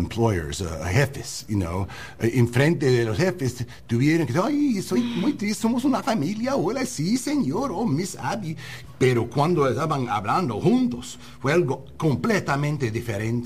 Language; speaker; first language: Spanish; non-native, learner; English